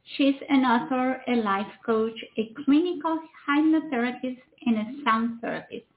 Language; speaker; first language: English; non-native, fluent; Spanish